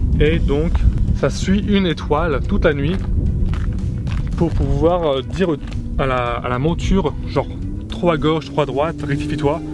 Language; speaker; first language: French; native; French